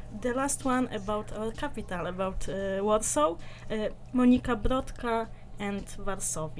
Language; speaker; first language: English; non-native, learner; Polish